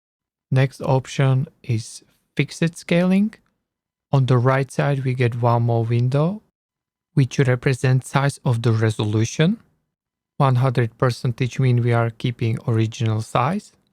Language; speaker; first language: English; non-native, learner; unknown